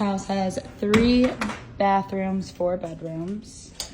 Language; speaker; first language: English; native; English